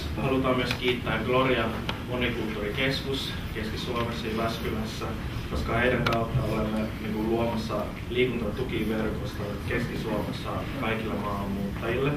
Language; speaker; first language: Finnish; early bilingual, other home language; Persian